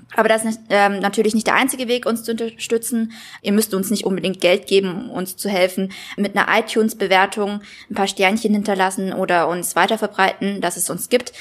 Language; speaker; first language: German; early bilingual, other home language; Vietnamese